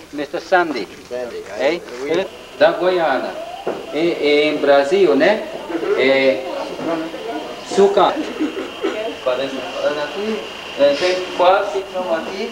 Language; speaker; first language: Portuguese; non-native, learner; English